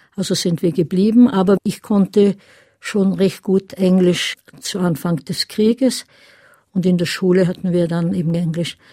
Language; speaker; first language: German; native; German